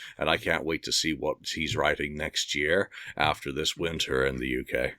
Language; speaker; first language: English; native; English